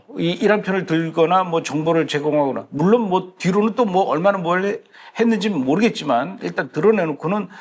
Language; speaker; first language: Korean; native; Korean